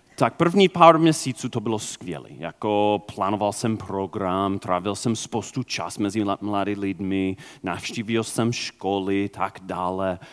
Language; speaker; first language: Czech; non-native, fluent; English